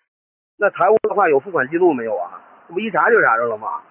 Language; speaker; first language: Chinese; native; Chinese